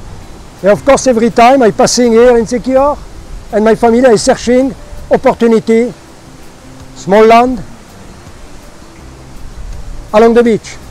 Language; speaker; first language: English; non-native, learner; French